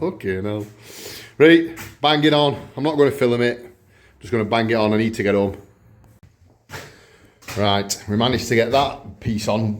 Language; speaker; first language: English; native; English